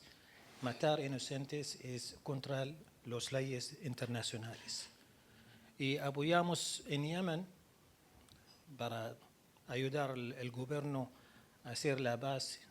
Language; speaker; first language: Spanish; non-native, learner; Arabic